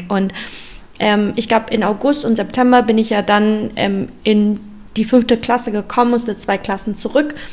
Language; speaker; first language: German; early bilingual, other home language; Vietnamese